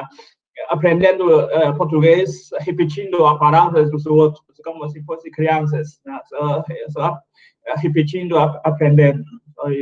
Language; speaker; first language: Portuguese; non-native, fluent; Chinese